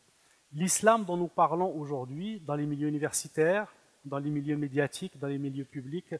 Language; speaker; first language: French; non-native, fluent; Arabic